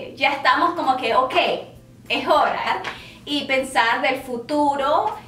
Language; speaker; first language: Spanish; early bilingual, heritage; Spanish